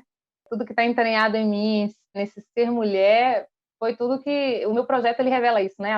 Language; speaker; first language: Portuguese; native; Portuguese